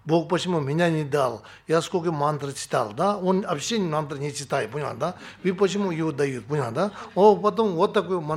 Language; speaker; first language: Russian; non-native, learner; Tibetan